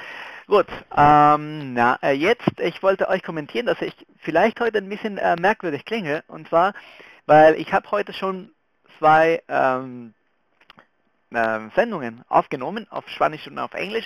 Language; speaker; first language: German; non-native, fluent; Spanish